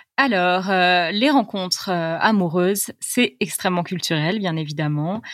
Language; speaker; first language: French; native; French